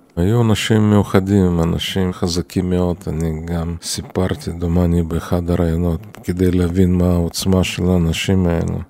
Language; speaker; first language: Hebrew; non-native, fluent; Yiddish